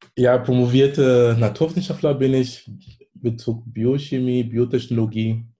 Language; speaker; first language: German; non-native, fluent; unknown